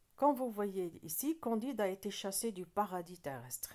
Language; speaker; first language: French; non-native, local second language; Arabic